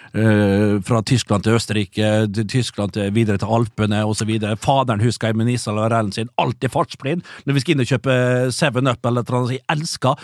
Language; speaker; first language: Norwegian; early bilingual, other home language; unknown